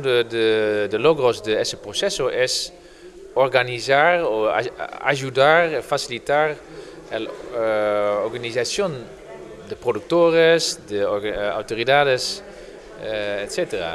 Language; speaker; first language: Spanish; non-native, fluent; Dutch